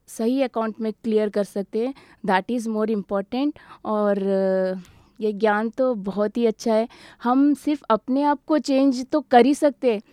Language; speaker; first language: Hindi; native; Hindi